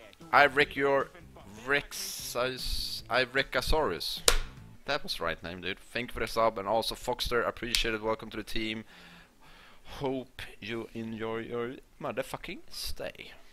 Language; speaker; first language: English; non-native, fluent; Swedish